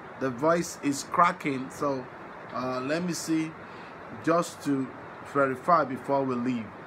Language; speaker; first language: English; non-native, local second language; Yoruba